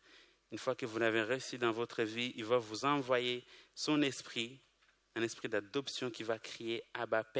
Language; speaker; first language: French; non-native, local second language; Kinyarwanda